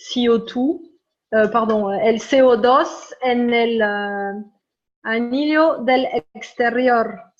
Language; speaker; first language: Spanish; non-native, fluent; French